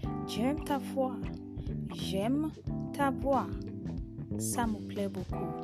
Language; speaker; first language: French; non-native, learner; English